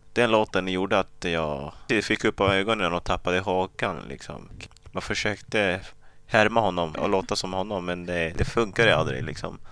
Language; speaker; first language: Swedish; early bilingual, other home language; Kinyarwanda